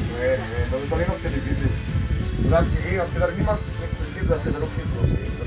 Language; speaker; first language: Dutch; early bilingual, other home language; Italian